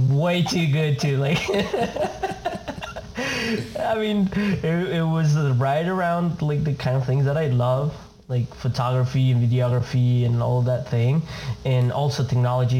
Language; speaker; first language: English; non-native, fluent; Spanish